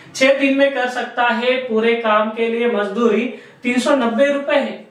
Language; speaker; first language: Hindi; non-native, local second language; Marathi